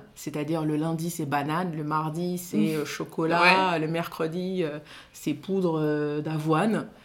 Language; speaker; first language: French; non-native, local second language; Soninke